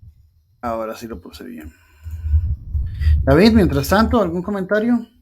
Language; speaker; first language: Spanish; native; Spanish